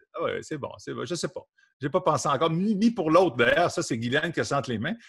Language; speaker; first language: French; native; French